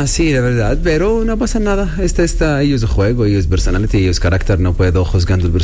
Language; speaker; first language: Spanish; non-native, learner; Arabic